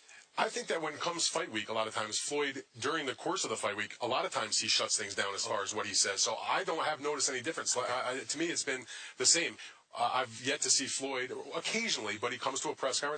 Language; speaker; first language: English; native; English